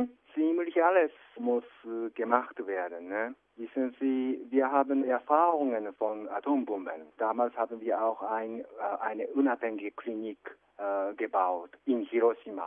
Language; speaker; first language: German; non-native, fluent; Japanese